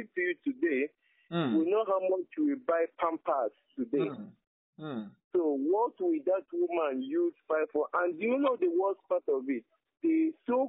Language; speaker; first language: English; non-native, local second language; Igbo